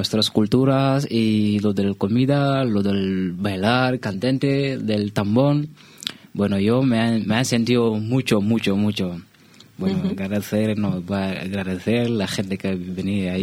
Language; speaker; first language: Spanish; non-native, learner; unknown